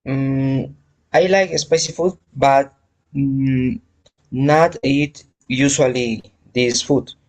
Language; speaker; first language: English; non-native, learner; Spanish